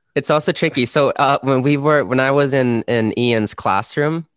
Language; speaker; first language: English; non-native, fluent; Swedish